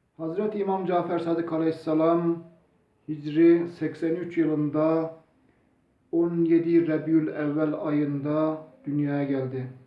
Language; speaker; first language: Turkish; non-native, local second language; Zaza